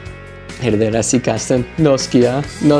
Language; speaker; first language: Basque; non-native, learner; English